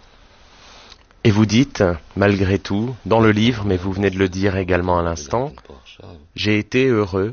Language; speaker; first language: French; native; French